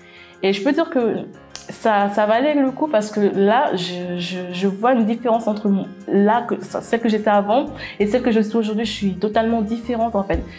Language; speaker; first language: French; native; French